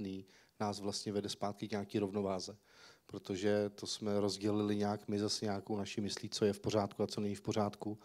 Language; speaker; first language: Czech; native; Czech